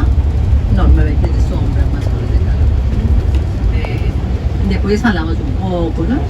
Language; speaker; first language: Portuguese; non-native, fluent; Turkish